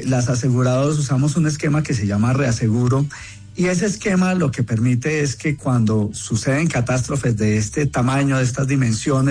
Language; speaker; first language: Spanish; native; Spanish